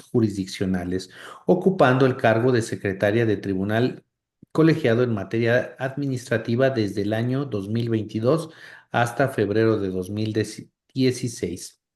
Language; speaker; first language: Spanish; native; Spanish